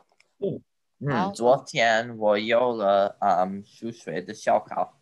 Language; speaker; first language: Chinese; non-native, learner; English